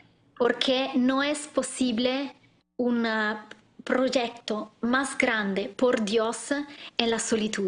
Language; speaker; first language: Spanish; non-native, learner; Italian